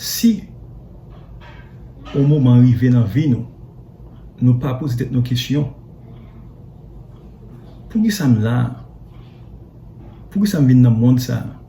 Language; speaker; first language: French; non-native, learner; Haitian Creole